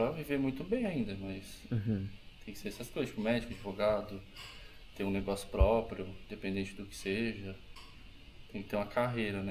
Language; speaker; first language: Portuguese; native; Portuguese